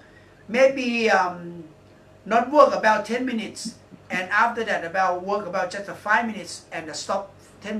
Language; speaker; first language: English; non-native, learner; Thai